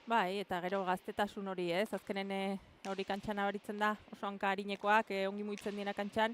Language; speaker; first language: Basque; native; Basque